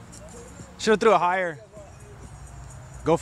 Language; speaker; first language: English; native; English